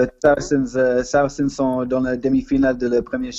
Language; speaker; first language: French; non-native, fluent; English